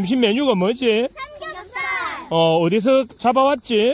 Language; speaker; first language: Korean; native; Korean